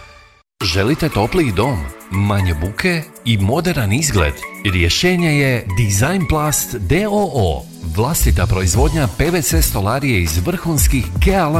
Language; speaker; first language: Croatian; native; Croatian